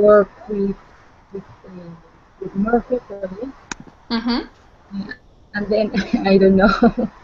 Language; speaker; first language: English; non-native, learner; Spanish